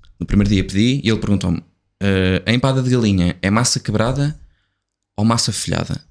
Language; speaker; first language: Portuguese; native; Portuguese